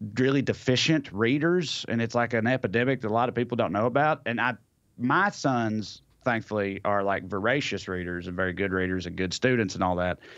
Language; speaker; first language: English; native; English